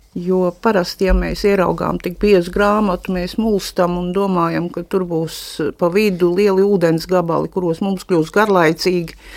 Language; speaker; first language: Latvian; native; Latvian